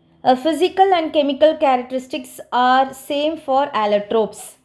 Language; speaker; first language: English; non-native, local second language; Tamil